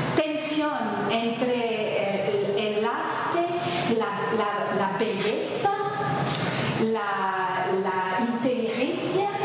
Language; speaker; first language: Spanish; non-native, fluent; French